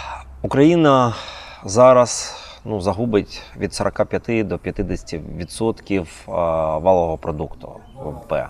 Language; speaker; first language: Ukrainian; native; Ukrainian